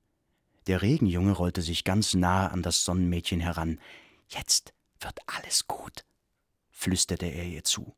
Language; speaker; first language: German; native; German